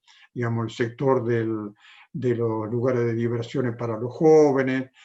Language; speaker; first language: Spanish; non-native, fluent; Italian